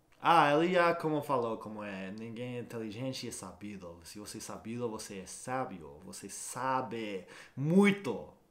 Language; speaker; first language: Portuguese; non-native, fluent; English